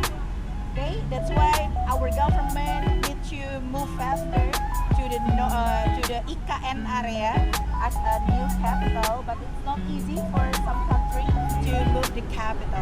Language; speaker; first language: English; non-native, learner; Indonesian